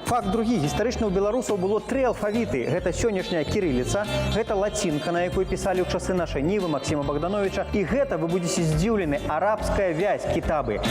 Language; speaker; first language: Belarusian; non-native, local second language; Russian